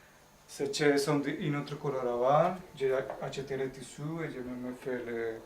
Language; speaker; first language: French; non-native, learner; Spanish